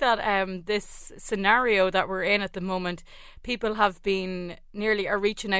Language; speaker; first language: English; native; English